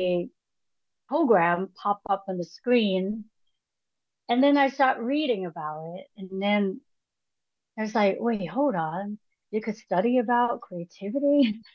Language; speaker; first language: English; non-native, local second language; Cantonese